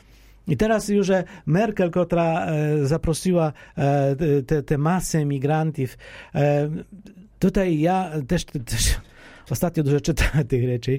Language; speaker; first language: Polish; non-native, fluent; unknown